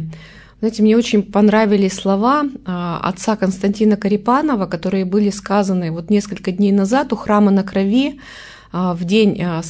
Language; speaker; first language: Russian; native; Russian